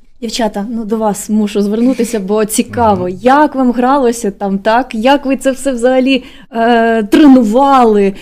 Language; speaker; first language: Ukrainian; native; Ukrainian